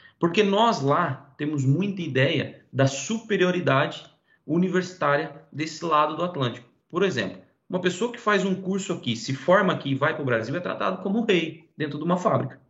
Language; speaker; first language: Portuguese; native; Portuguese